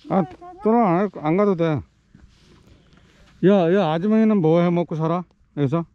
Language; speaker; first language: Korean; native; Korean